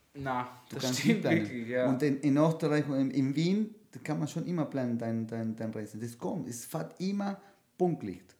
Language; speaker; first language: German; non-native, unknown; Spanish